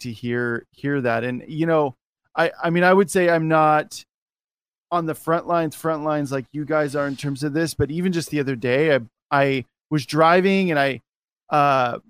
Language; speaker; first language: English; native; English